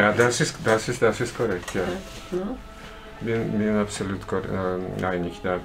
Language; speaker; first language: German; non-native, fluent; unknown